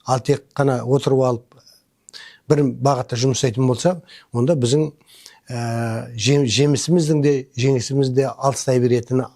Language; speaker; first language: Kazakh; native; Kazakh